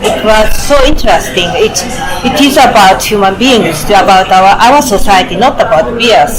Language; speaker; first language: English; non-native, fluent; Japanese